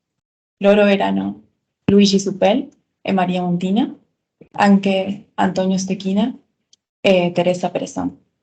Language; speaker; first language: Italian; non-native, fluent; Spanish